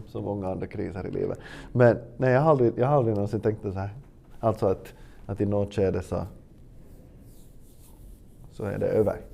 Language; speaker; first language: Swedish; native; Swedish